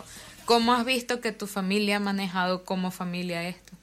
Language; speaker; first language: Spanish; native; Spanish